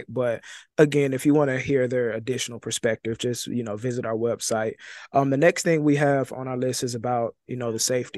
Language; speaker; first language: English; native; English